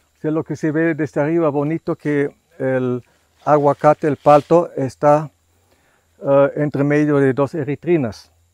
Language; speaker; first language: Spanish; non-native, fluent; German